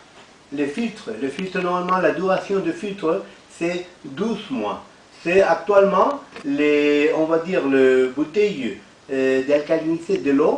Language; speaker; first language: French; non-native, fluent; Spanish